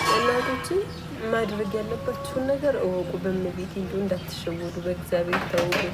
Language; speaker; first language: Amharic; native; Amharic